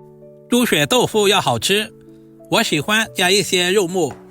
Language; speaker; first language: Chinese; native; Chinese